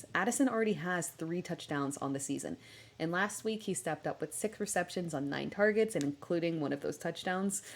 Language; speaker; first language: English; native; English